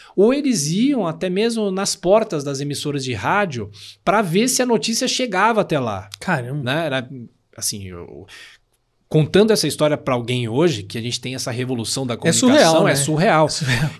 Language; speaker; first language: Portuguese; native; Portuguese